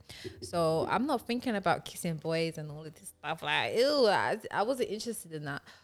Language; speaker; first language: English; native; English